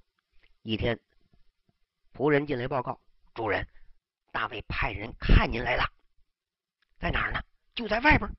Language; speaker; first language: Chinese; native; Chinese